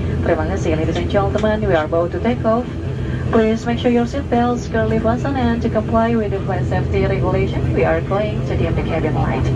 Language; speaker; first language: English; non-native, fluent; Indonesian